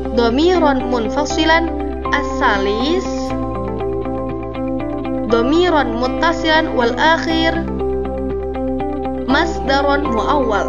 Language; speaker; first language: Arabic; non-native, learner; Indonesian